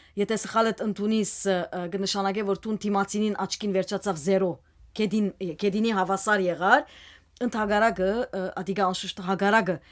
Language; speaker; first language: Armenian; early bilingual, heritage; Armenian